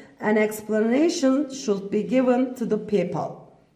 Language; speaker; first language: English; non-native, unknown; Turkish